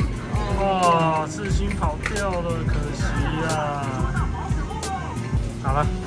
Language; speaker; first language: Chinese; native; Chinese